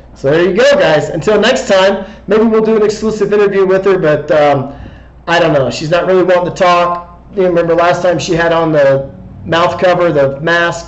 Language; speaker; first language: English; native; English